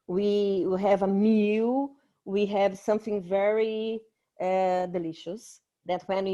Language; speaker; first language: English; non-native, fluent; Portuguese